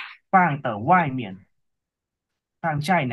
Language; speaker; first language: Chinese; non-native, learner; Vietnamese